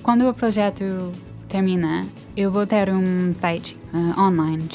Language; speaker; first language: Portuguese; non-native, fluent; English